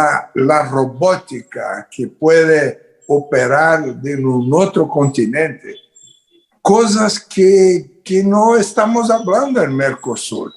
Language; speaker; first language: Spanish; non-native, fluent; Portuguese